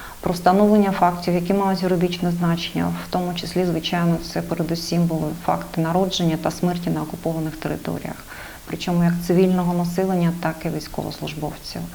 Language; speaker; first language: Ukrainian; native; Ukrainian